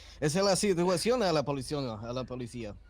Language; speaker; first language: Spanish; non-native, learner; Polish